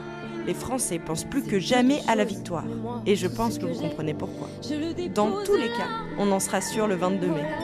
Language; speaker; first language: French; native; French